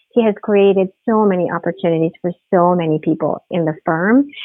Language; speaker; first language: English; non-native, local second language; Filipino